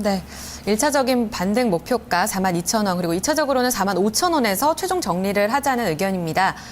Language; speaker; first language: Korean; native; Korean